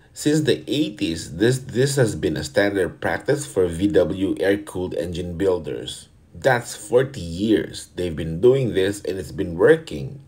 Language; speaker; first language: English; non-native, fluent; Portuguese